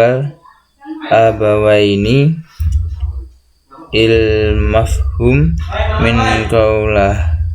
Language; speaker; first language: Arabic; non-native, learner; Indonesian